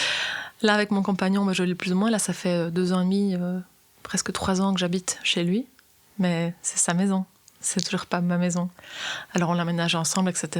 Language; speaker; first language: French; native; French